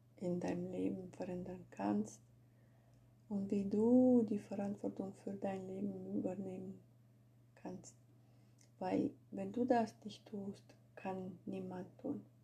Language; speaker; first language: German; non-native, fluent; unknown